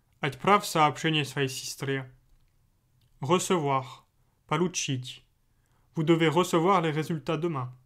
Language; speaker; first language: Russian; non-native, fluent; French